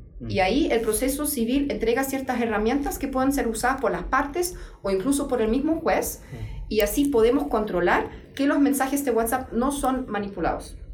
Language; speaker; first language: Spanish; non-native, fluent; German